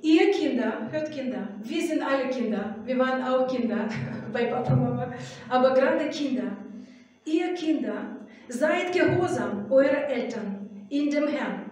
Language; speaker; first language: German; non-native, fluent; Russian